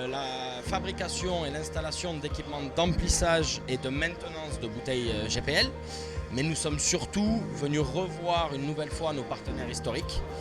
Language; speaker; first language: French; native; French